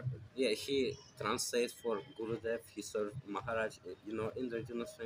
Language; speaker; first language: English; non-native, fluent; Russian